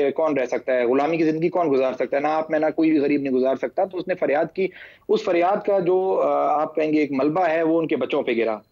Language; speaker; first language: Urdu; non-native, local second language; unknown